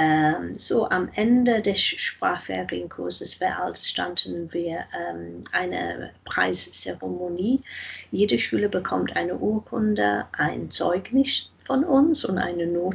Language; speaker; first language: German; non-native, fluent; English